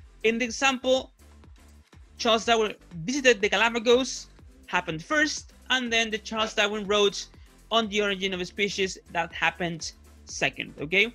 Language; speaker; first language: English; non-native, fluent; Spanish